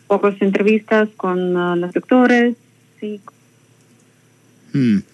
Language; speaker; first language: Spanish; non-native, learner; Russian